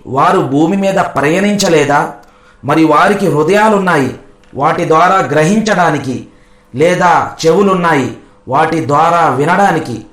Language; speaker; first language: Telugu; non-native, local second language; Urdu